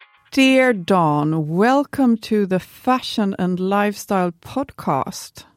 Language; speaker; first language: English; non-native, fluent; Swedish